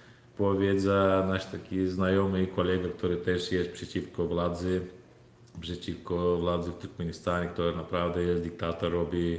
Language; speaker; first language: Polish; non-native, learner; Turkmen